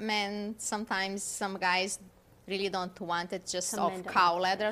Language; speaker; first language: English; non-native, fluent; German